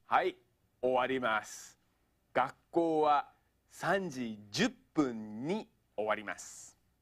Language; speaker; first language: Japanese; non-native, fluent; English